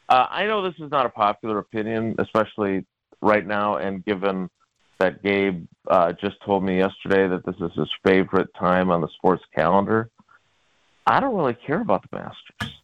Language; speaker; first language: English; native; English